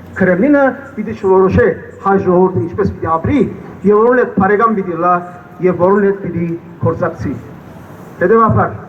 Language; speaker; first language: Armenian; early bilingual, heritage; Armenian